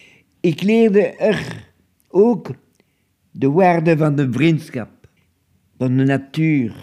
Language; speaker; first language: Dutch; non-native, local second language; French